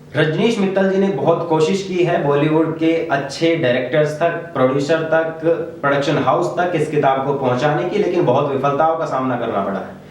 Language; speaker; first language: Hindi; native; Hindi